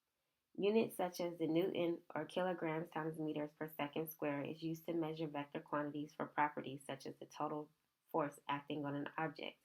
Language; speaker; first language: English; native; English